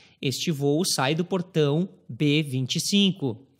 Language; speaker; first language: Portuguese; native; Portuguese